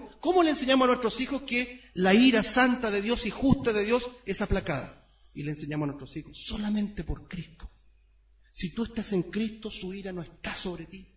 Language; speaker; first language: Spanish; native; Spanish